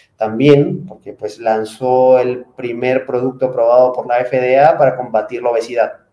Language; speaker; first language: Spanish; native; Spanish